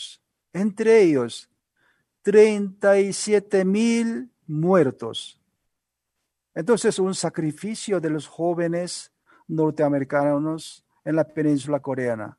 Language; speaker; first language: Spanish; non-native, learner; Korean